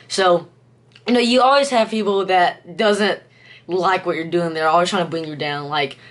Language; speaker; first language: English; native; English